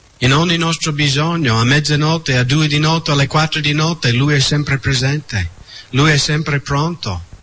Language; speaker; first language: Italian; non-native, fluent; English